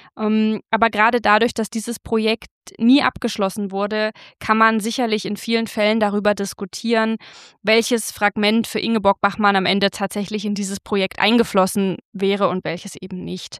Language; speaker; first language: German; native; German